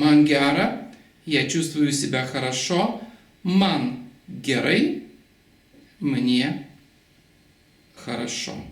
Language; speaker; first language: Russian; non-native, local second language; Lithuanian